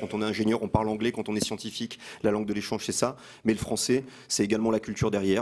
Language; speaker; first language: French; native; French